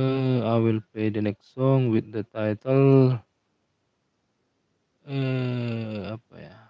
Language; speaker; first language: English; non-native, learner; Indonesian